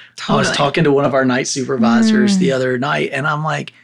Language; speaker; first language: English; native; English